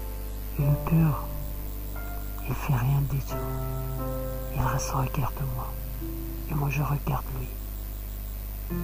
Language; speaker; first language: French; non-native, learner; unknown